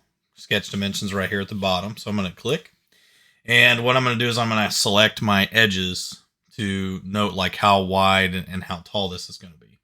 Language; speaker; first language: English; native; English